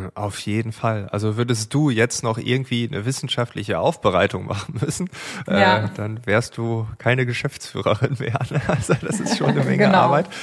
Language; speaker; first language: German; native; German